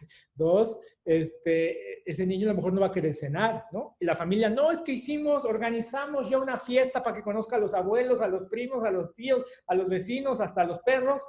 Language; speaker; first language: Spanish; native; Spanish